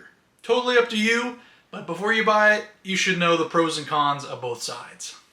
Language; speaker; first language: English; native; English